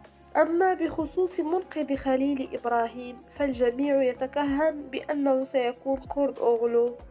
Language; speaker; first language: Arabic; native; Arabic